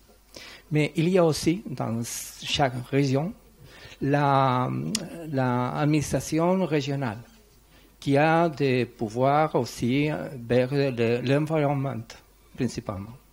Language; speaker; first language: French; non-native, learner; Spanish